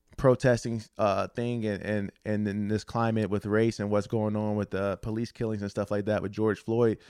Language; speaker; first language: English; native; English